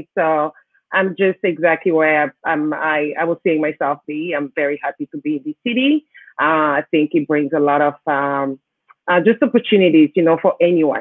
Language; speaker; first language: English; non-native, local second language; French